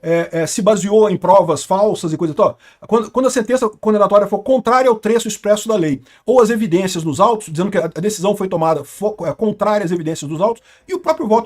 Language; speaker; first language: Portuguese; native; Portuguese